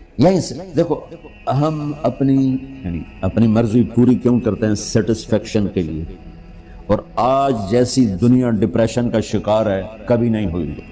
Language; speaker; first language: Urdu; non-native, local second language; Punjabi